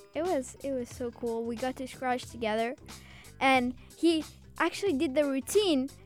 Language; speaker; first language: English; early bilingual, other home language; Azerbaijani